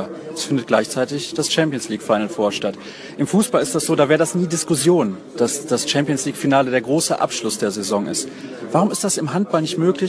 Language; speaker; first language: German; native; German